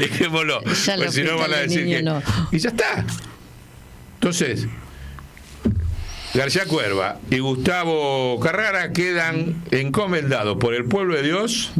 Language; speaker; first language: Spanish; native; Spanish